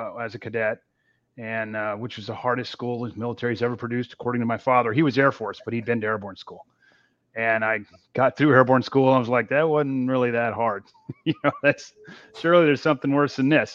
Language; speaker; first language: English; native; English